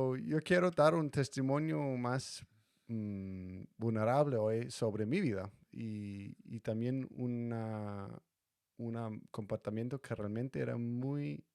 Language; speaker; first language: Spanish; non-native, fluent; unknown